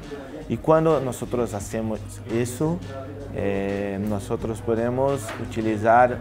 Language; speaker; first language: Spanish; non-native, learner; Portuguese